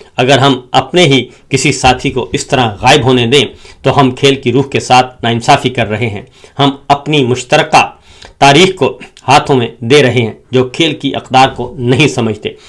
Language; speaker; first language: Urdu; native; Urdu